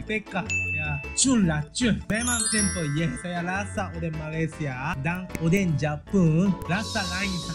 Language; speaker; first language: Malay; non-native, learner; Japanese